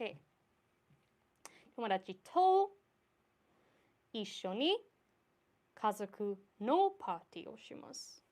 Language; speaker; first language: Japanese; non-native, fluent; English